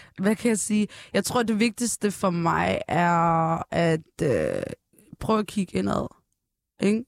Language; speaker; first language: Danish; early bilingual, other home language; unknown